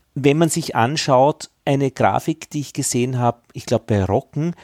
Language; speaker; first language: German; native; German